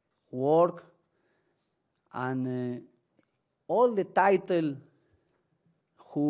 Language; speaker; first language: English; non-native, learner; Spanish